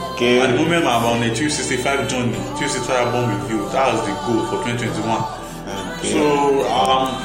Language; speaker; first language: English; non-native, local second language; Yoruba